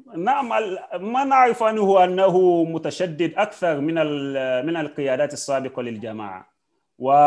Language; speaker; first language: Arabic; non-native, fluent; Yoruba